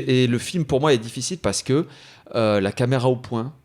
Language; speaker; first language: French; native; French